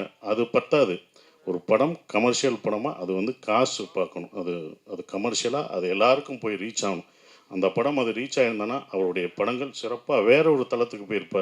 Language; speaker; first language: Tamil; native; Tamil